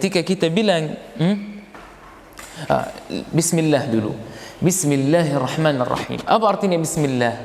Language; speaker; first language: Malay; non-native, fluent; Arabic